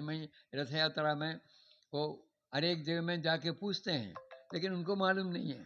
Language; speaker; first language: Hindi; non-native, local second language; Malayalam